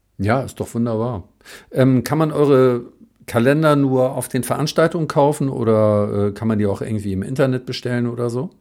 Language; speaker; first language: German; native; German